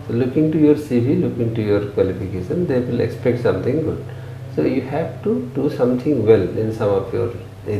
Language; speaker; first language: English; non-native, local second language; Odia